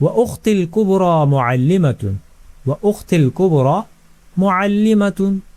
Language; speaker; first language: Arabic; non-native, fluent; Urdu